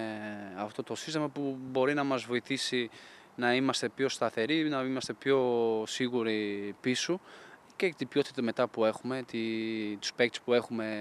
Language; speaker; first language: Greek; non-native, fluent; Portuguese